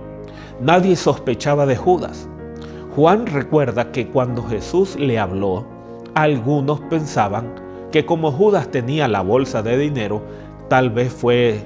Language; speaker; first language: Spanish; native; Spanish